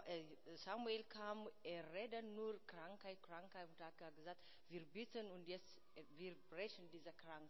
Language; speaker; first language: German; non-native, learner; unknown